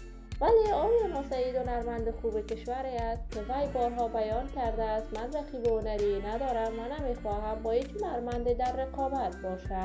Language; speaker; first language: Persian; native; Persian